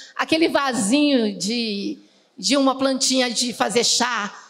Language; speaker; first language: Portuguese; native; Portuguese